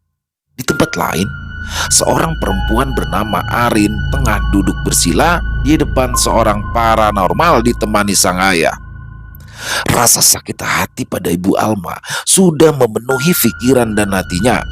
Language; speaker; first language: Indonesian; native; Indonesian